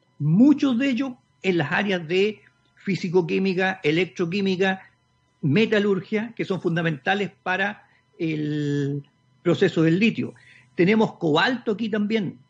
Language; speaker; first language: Spanish; native; Spanish